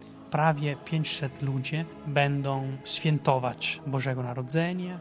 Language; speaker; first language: Polish; non-native, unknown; Italian